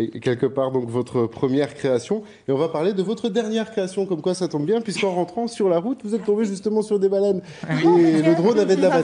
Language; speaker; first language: French; native; French